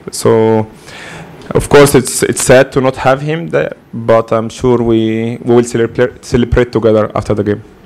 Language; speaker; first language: English; non-native, fluent; Arabic